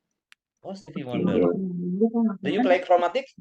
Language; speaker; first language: English; non-native, learner; Indonesian